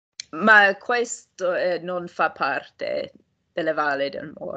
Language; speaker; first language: Italian; non-native, fluent; English